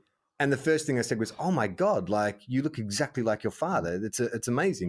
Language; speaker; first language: English; native; English